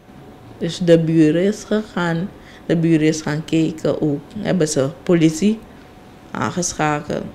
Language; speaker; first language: Dutch; non-native, local second language; Sranan Tongo